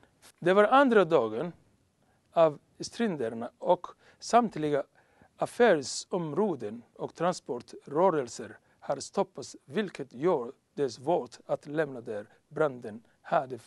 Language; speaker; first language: Swedish; non-native, learner; Somali